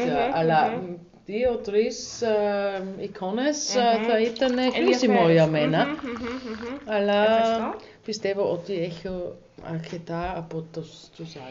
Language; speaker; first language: Greek; non-native, learner; German